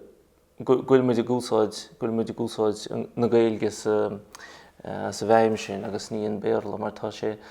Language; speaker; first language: Irish; non-native, fluent; Russian